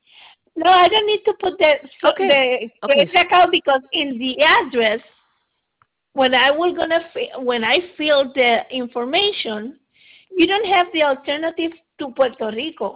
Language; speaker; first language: English; non-native, local second language; Spanish